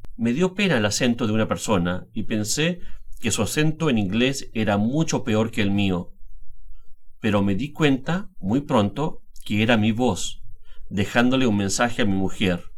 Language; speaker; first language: Spanish; native; Spanish